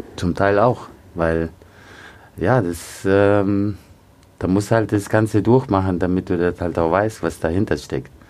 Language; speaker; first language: German; early bilingual, other home language; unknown